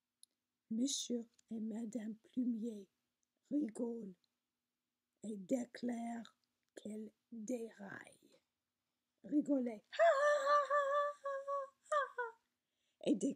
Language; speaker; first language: French; non-native, learner; English